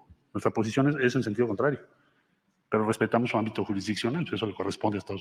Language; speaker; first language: Spanish; native; Spanish